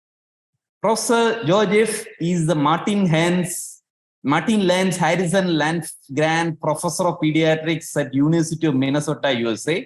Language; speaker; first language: English; non-native, local second language; Malayalam